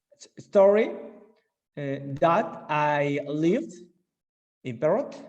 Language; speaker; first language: English; non-native, learner; Spanish